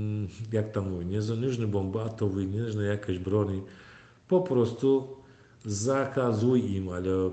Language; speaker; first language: Polish; non-native, fluent; Turkmen